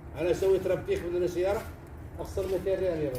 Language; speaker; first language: Arabic; non-native, learner; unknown